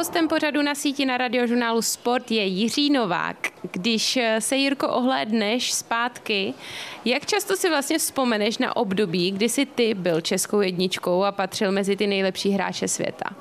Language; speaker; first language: Czech; native; Czech